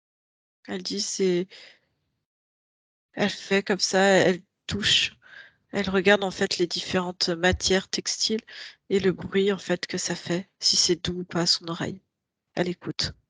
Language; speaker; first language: French; native; French